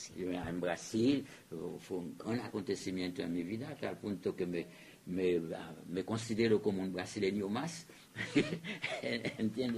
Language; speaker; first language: Spanish; non-native, fluent; French